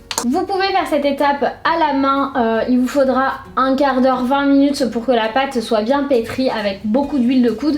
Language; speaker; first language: French; native; French